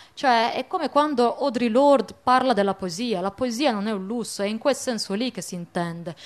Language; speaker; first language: Italian; early bilingual, other home language; Arabic